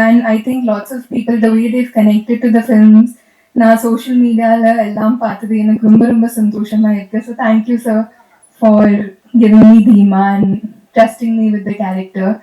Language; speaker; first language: Tamil; non-native, learner; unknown